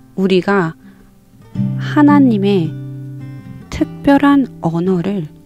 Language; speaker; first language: Korean; native; Korean